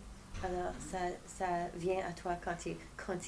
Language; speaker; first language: French; non-native, fluent; English